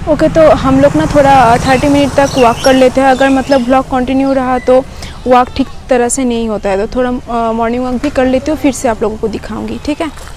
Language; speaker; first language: Hindi; non-native, local second language; Bangla